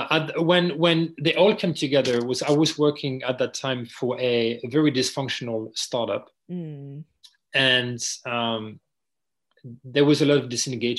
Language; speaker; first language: English; non-native, fluent; French